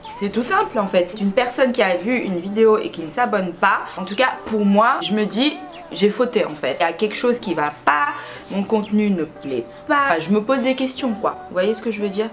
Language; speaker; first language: French; early bilingual, other home language; Wolof